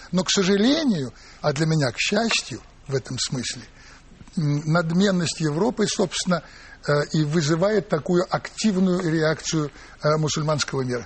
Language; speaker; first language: Russian; native; Russian